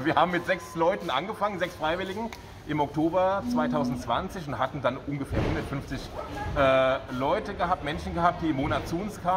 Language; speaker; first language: German; native; German